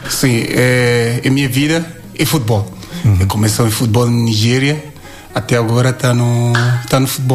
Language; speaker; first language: Portuguese; non-native, learner; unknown